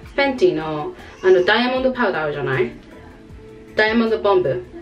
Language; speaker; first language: Japanese; native; Japanese